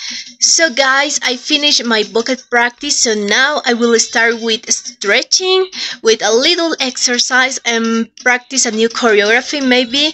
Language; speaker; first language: English; non-native, learner; Spanish